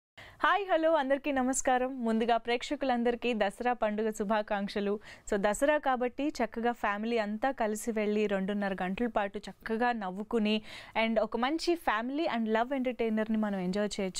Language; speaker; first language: Telugu; native; Telugu